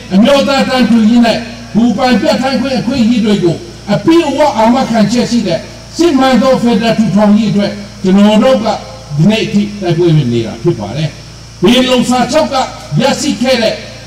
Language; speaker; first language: Burmese; non-native, local second language; Hakha Chin